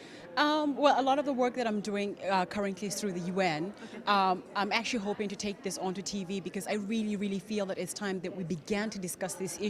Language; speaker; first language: English; non-native, local second language; Tswana